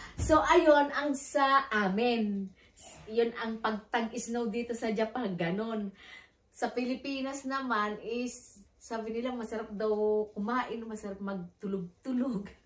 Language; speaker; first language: Filipino; native; Filipino